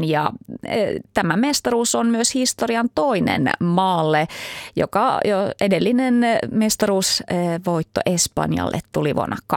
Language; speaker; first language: Finnish; native; Finnish